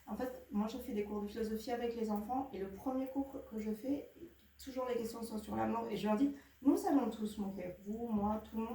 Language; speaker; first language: French; native; French